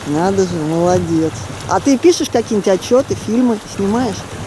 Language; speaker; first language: Russian; native; Russian